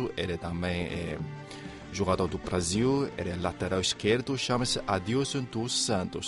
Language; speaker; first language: Portuguese; non-native, fluent; Chinese